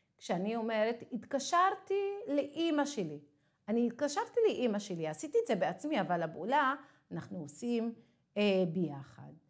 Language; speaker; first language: Hebrew; non-native, local second language; Arabic